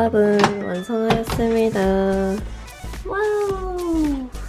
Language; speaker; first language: Korean; non-native, fluent; Swedish